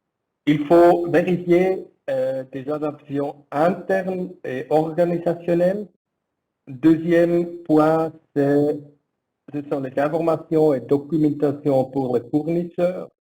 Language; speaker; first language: French; non-native, learner; German